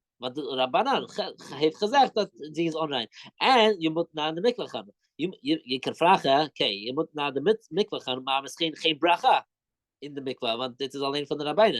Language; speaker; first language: Dutch; non-native, fluent; English